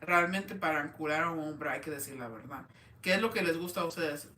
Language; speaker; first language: Spanish; early bilingual, heritage; Spanish